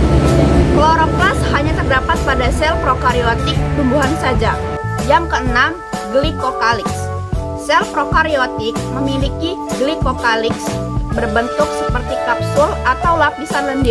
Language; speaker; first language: Indonesian; native; Indonesian